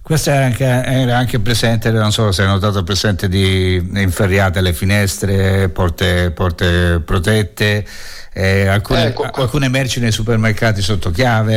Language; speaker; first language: Italian; native; Italian